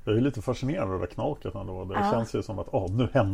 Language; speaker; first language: Swedish; native; Swedish